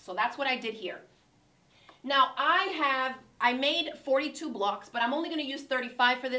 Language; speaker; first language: English; native; English